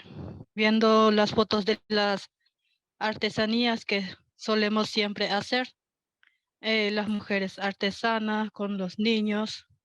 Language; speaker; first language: Spanish; non-native, local second language; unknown